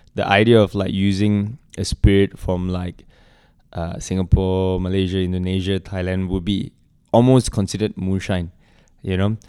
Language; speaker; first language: English; native; English